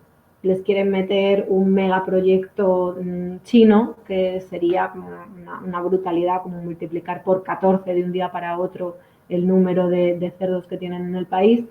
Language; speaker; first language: Spanish; native; Spanish